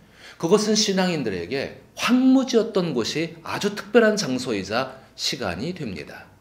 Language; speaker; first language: Korean; native; Korean